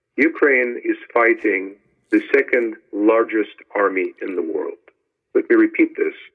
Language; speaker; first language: English; non-native, fluent; Ukrainian